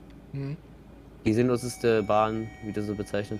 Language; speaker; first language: German; native; German